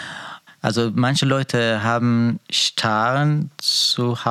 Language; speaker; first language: German; non-native, learner; Persian